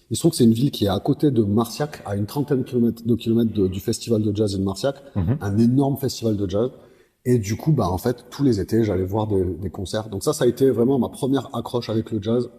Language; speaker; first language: French; native; French